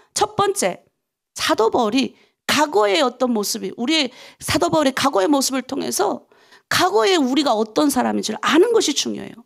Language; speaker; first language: Korean; native; Korean